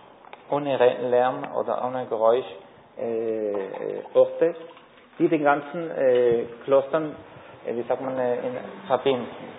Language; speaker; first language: German; non-native, fluent; Spanish